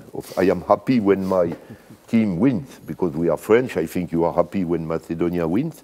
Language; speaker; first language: English; non-native, learner; French